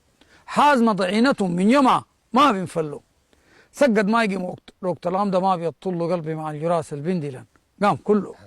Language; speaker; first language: Arabic; native; Arabic